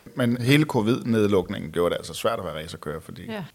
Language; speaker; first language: Danish; native; Danish